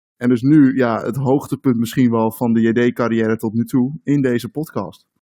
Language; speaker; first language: Dutch; native; Dutch